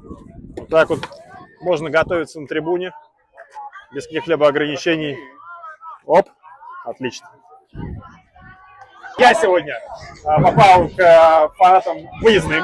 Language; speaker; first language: Russian; native; Russian